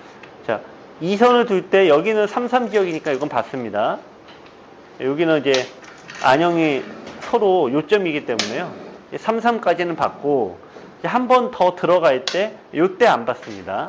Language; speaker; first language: Korean; native; Korean